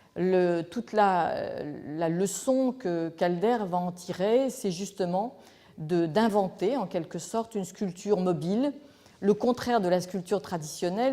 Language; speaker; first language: French; native; French